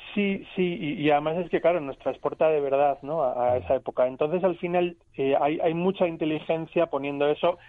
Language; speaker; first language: Spanish; native; Spanish